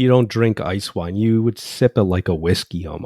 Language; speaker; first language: English; native; English